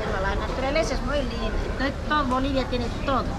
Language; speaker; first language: Spanish; native; Spanish